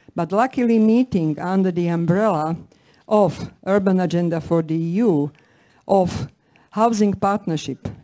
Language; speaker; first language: English; non-native, fluent; Slovak